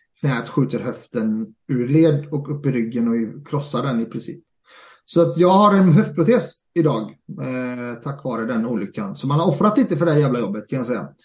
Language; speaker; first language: Swedish; early bilingual, other home language; Arabic